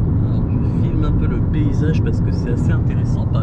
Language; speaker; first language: French; native; French